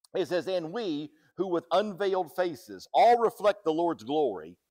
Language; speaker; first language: English; native; English